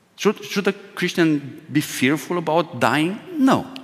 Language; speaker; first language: English; non-native, fluent; Romanian